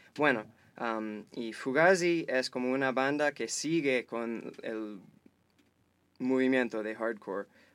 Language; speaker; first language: Spanish; non-native, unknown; English